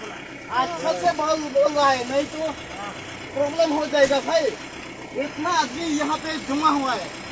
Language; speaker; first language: Hindi; non-native, local second language; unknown